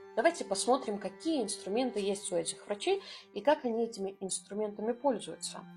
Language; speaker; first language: Russian; non-native, local second language; Abkhazian